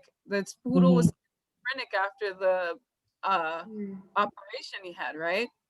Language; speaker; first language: English; native; English